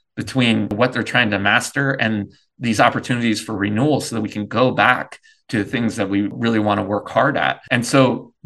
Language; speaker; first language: English; native; English